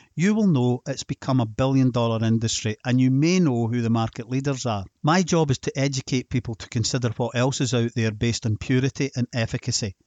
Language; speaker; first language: English; native; English